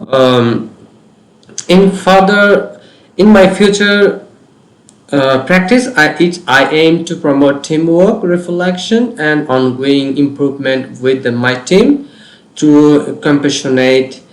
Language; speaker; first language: English; non-native, local second language; Bangla